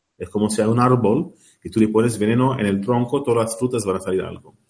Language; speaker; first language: Spanish; non-native, learner; Arabic